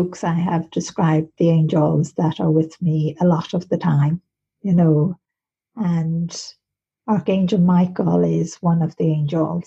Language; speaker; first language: English; native; English